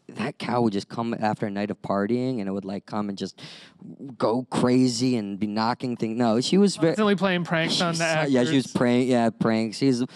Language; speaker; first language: English; native; English